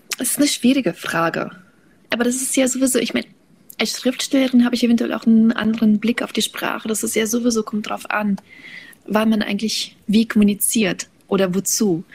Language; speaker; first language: German; early bilingual, other home language; Russian